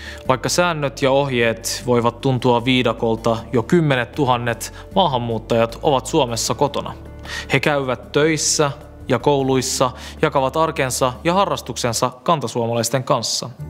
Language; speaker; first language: Finnish; non-native, fluent; Turkish